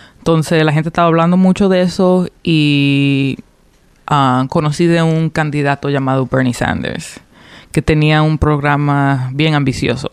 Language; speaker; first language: Spanish; early bilingual, heritage; Spanish